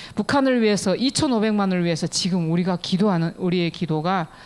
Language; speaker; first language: Korean; native; Korean